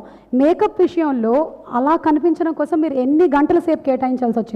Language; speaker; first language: Telugu; native; Telugu